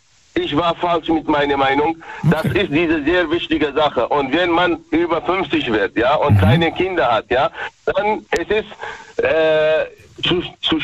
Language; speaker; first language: German; non-native, learner; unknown